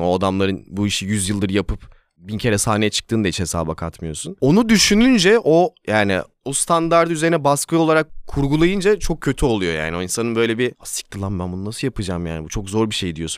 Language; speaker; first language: Turkish; native; Turkish